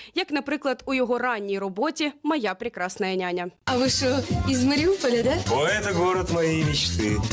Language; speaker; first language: Ukrainian; native; Ukrainian